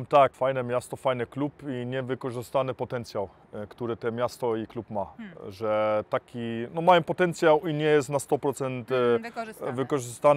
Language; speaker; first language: Polish; early bilingual, heritage; Polish